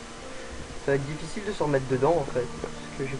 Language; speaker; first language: French; native; French